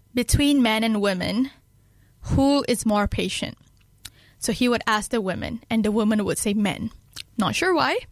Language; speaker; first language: English; non-native, local second language; Malay